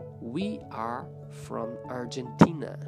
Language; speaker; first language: English; non-native, fluent; Portuguese